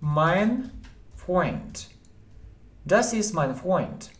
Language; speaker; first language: German; non-native, fluent; Russian